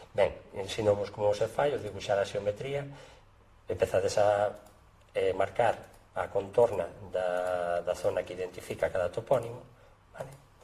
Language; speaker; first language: Galician; native; Galician